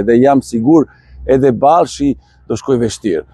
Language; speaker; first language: Albanian; non-native, learner; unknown